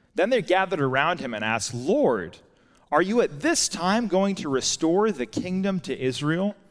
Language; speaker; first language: English; native; English